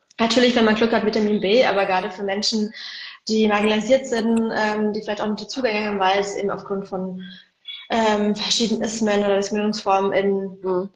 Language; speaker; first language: German; native; German